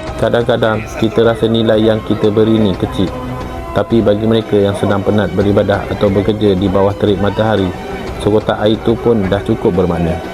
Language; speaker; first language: Malay; native; Malay